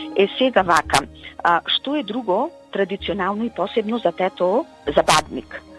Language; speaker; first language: Macedonian; native; Macedonian